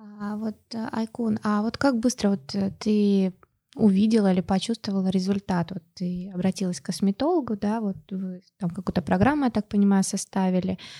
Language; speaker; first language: Russian; native; Russian